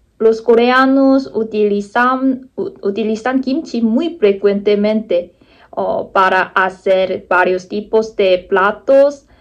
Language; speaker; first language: Spanish; non-native, learner; Korean